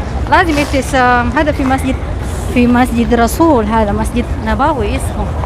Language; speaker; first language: Arabic; non-native, local second language; Indonesian